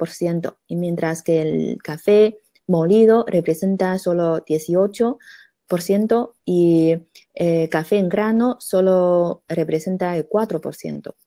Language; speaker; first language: Spanish; non-native, fluent; Chinese